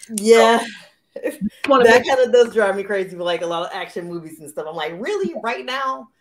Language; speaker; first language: English; native; English